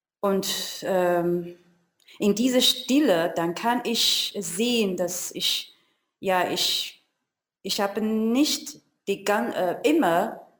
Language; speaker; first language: German; non-native, learner; Chinese